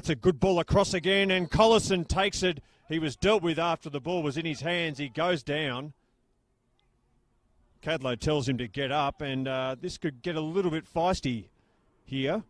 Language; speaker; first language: English; native; English